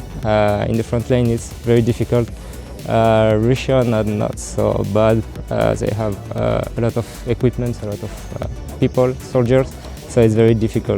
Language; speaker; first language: English; non-native, learner; French